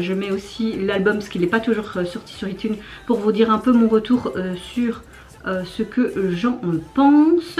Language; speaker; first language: French; native; French